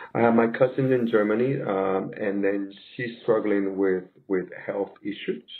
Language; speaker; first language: English; native; English